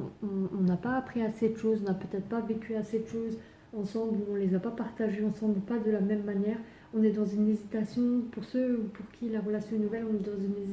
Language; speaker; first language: French; native; French